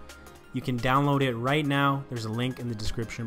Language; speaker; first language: English; native; English